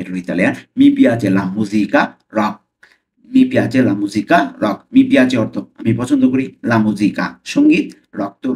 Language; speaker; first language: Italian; non-native, fluent; Bangla